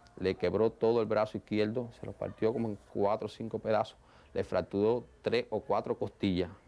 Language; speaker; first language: Spanish; native; Spanish